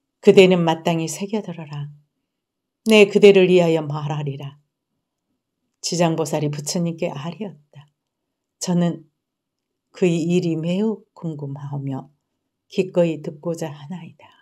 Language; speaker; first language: Korean; native; Korean